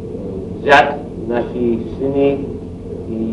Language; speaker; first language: Russian; non-native, learner; English